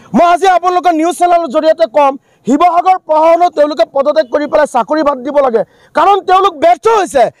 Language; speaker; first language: Assamese; non-native, local second language; Bangla